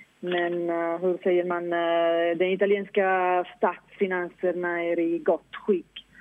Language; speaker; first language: Swedish; non-native, fluent; Italian